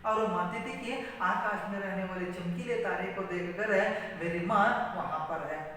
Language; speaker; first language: Hindi; non-native, local second language; Kannada